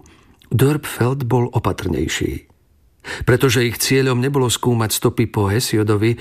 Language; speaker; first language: Slovak; native; Slovak